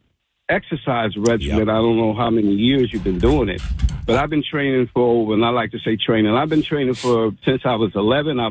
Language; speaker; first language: English; native; English